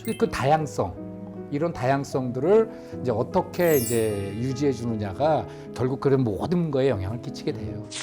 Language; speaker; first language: Korean; native; Korean